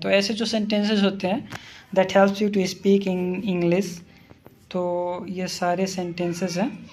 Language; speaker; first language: Hindi; native; Hindi